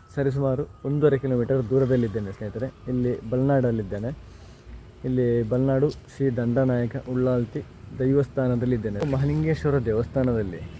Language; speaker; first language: Kannada; native; Kannada